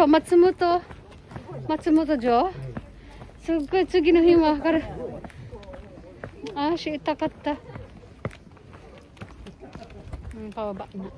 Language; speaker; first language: Japanese; non-native, learner; Filipino